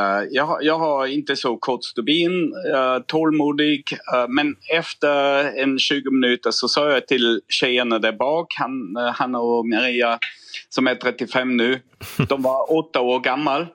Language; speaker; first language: Swedish; non-native, fluent; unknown